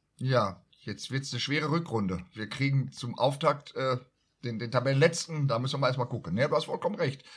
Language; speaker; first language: German; native; German